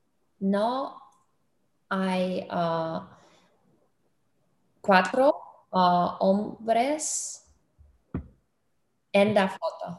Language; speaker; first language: Spanish; non-native, learner; English